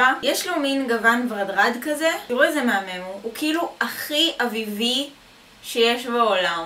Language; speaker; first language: Hebrew; native; Hebrew